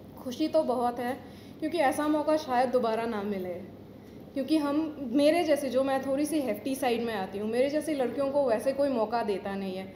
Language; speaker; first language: Hindi; non-native, local second language; Assamese